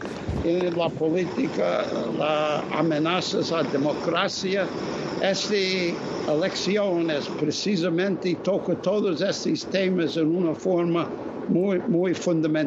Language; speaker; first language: Spanish; non-native, fluent; English